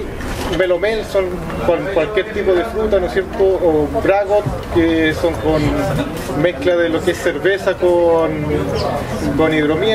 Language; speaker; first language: Spanish; native; Spanish